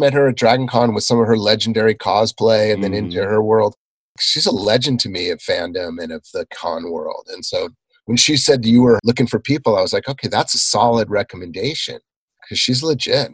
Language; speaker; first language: English; native; English